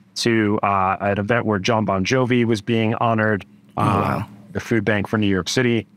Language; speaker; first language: English; native; English